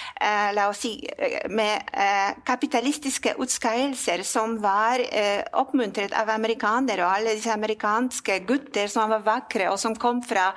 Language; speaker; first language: Norwegian; non-native, fluent; Polish